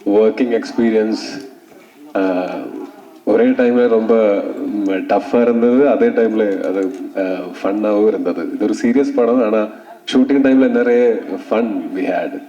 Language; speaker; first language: Tamil; non-native, learner; Malayalam